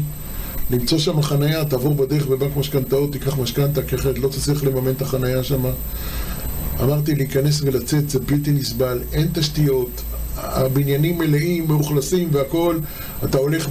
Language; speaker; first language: Hebrew; native; Hebrew